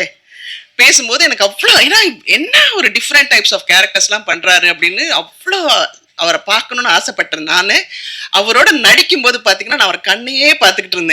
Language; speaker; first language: Tamil; native; Tamil